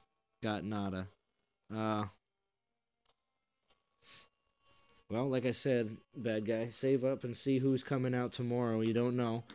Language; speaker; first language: English; native; English